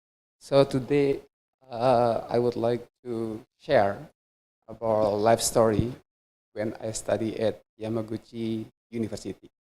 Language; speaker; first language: English; non-native, fluent; Indonesian